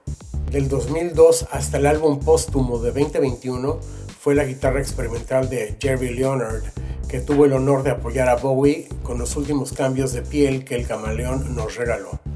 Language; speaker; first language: Spanish; native; Spanish